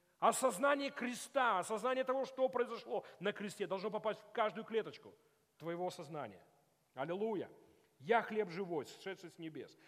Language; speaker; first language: Russian; non-native, local second language; Ukrainian